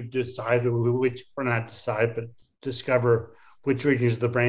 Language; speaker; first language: English; native; English